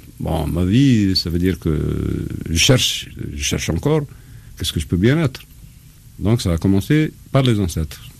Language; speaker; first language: French; non-native, local second language; Arabic